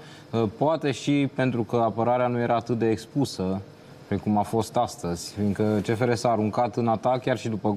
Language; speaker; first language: Romanian; native; Romanian